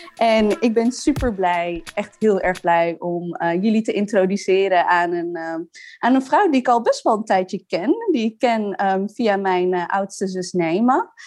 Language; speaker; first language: Dutch; early bilingual, other home language; Arabic